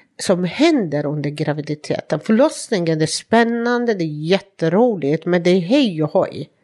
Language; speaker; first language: Swedish; non-native, fluent; Persian